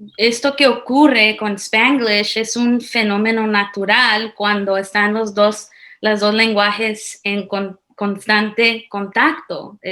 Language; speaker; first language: Spanish; early bilingual, heritage; Spanish